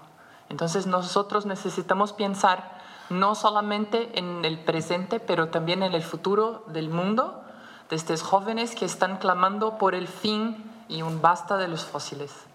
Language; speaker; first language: Spanish; non-native, fluent; Portuguese